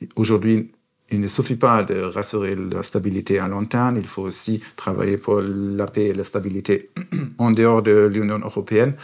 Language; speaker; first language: French; non-native, fluent; German